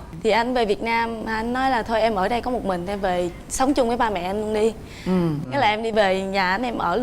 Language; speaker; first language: Vietnamese; native; Vietnamese